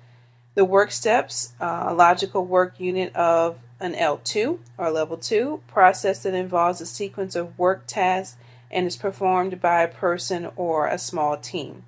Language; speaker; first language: English; native; English